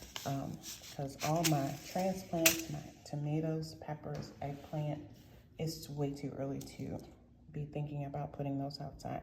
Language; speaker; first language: English; native; English